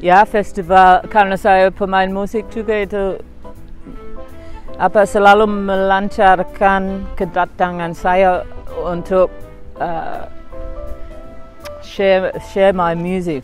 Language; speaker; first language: Indonesian; non-native, fluent; English